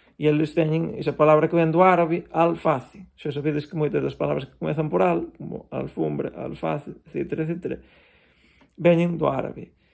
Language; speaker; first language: Galician; non-native, local second language; Spanish